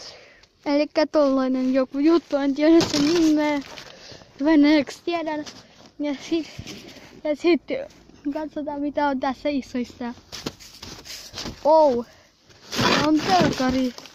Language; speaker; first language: Finnish; early bilingual, other home language; Russian